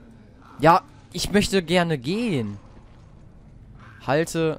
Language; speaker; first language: German; native; German